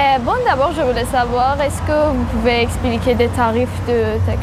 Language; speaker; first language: French; non-native, fluent; Persian